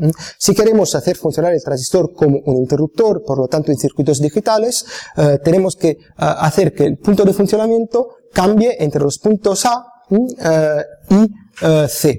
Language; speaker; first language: Spanish; non-native, fluent; Italian